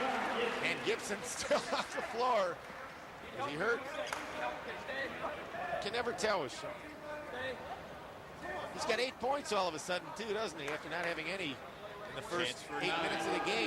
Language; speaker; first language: English; native; English